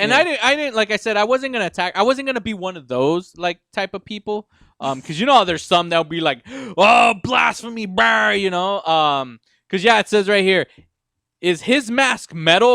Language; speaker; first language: English; native; English